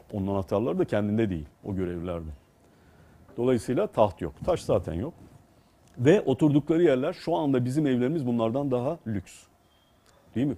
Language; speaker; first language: Turkish; native; Turkish